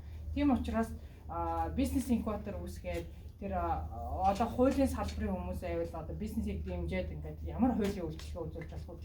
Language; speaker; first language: Mongolian; native; Mongolian